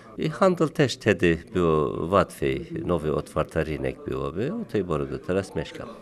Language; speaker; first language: Polish; non-native, learner; Turkish